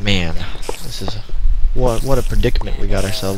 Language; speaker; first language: English; native; English